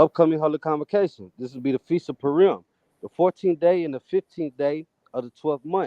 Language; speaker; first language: English; native; English